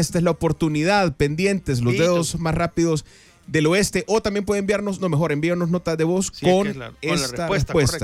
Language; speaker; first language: Spanish; native; Spanish